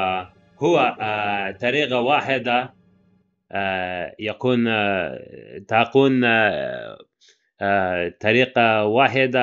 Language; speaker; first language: Arabic; non-native, learner; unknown